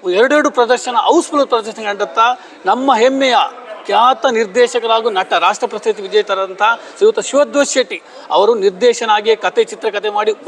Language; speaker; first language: Kannada; non-native, local second language; Tulu